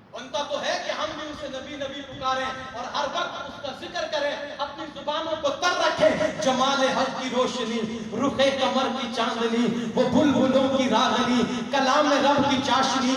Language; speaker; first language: Urdu; native; Urdu